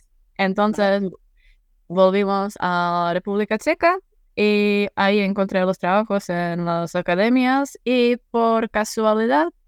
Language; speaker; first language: Spanish; non-native, fluent; Czech